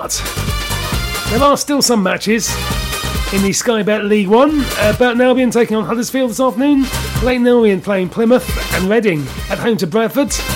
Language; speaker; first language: English; native; English